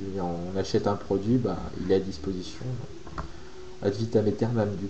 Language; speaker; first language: French; native; French